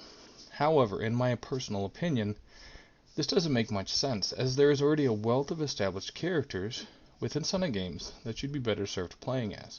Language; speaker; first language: English; native; English